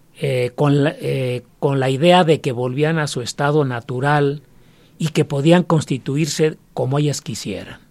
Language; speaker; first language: Spanish; native; Spanish